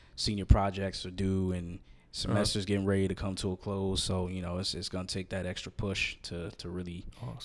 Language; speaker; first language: English; native; English